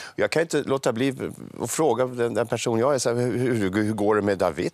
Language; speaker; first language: Swedish; native; Swedish